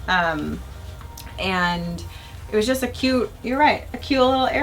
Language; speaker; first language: English; native; English